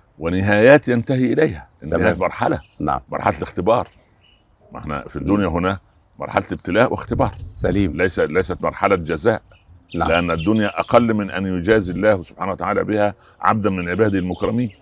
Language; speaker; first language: Arabic; native; Arabic